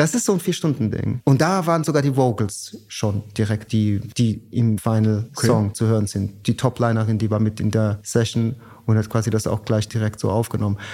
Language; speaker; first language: German; native; German